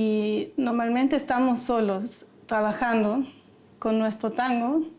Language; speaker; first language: Spanish; non-native, fluent; German